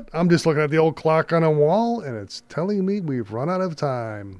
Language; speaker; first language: English; native; English